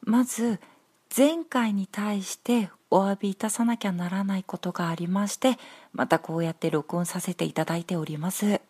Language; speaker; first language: Japanese; non-native, fluent; Korean